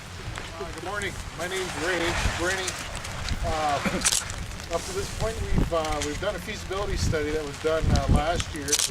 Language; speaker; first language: English; native; English